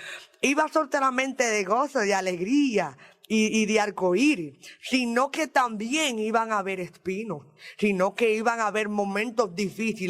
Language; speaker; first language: Spanish; native; Spanish